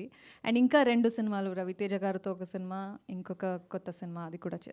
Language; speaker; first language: Telugu; non-native, local second language; Kannada